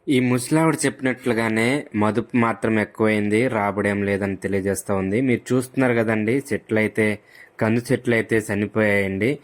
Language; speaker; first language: Telugu; native; Telugu